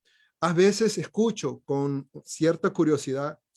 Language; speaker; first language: Spanish; non-native, fluent; Portuguese